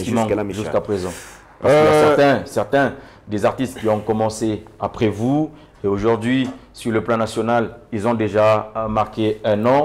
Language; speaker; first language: French; non-native, local second language; Swahili